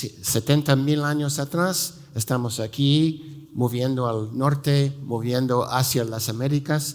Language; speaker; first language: Spanish; non-native, fluent; English